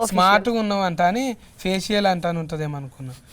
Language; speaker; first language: Telugu; native; Telugu